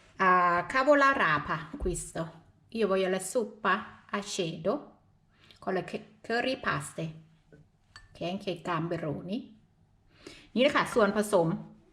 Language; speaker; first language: Italian; non-native, learner; Thai